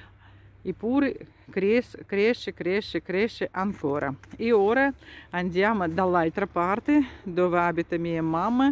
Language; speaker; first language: Italian; non-native, fluent; Russian